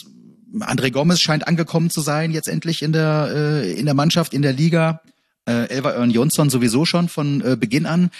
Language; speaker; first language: German; native; German